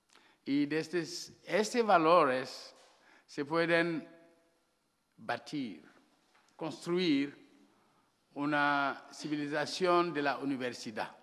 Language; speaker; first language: Spanish; non-native, learner; Wolof